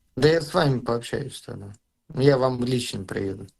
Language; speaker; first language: Russian; native; Russian